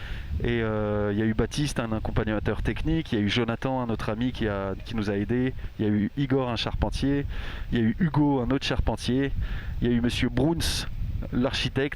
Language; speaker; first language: French; native; French